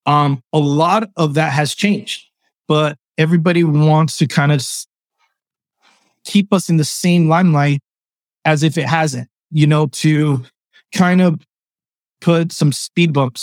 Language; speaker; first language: English; early bilingual, other home language; Spanish